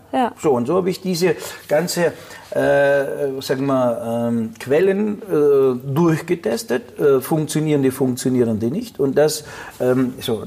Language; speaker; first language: German; non-native, fluent; Russian